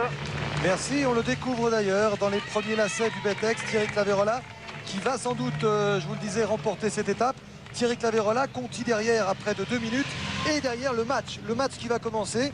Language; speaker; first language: French; native; French